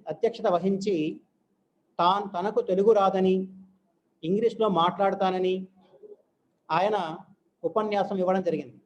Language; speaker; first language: Telugu; native; Telugu